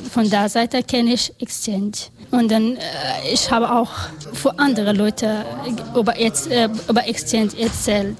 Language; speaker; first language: German; non-native, learner; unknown